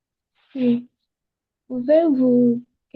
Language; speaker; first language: French; non-native, learner; Yoruba